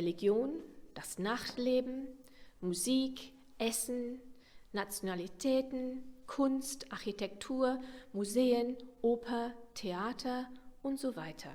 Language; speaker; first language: German; non-native, fluent; English